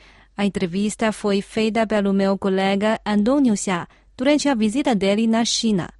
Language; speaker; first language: Portuguese; non-native, fluent; Chinese